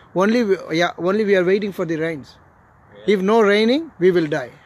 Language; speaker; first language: English; non-native, local second language; Tamil